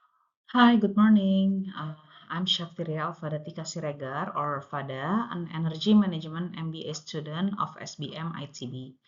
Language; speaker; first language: English; non-native, local second language; Indonesian